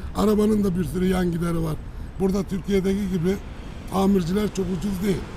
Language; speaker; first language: Turkish; early bilingual, heritage; Turkish